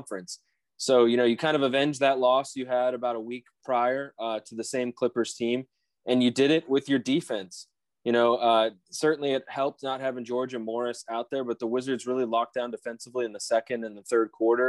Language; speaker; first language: English; native; English